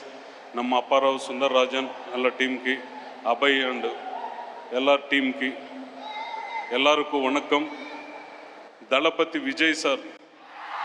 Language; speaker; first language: Tamil; non-native, learner; Telugu